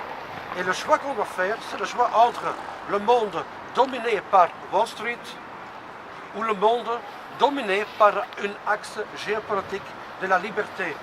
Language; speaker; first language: French; non-native, local second language; Dutch